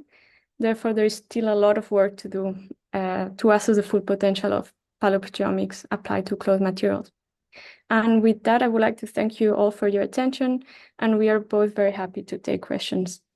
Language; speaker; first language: English; non-native, fluent; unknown